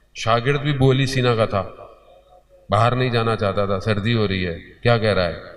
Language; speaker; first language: Urdu; early bilingual, heritage; Urdu